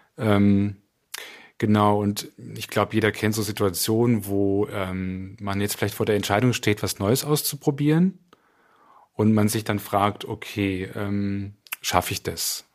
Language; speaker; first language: German; native; German